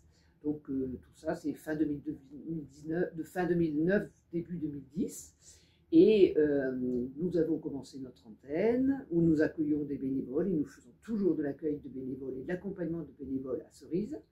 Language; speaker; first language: French; native; French